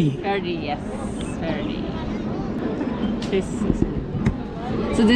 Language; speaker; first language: English; non-native, local second language; Indonesian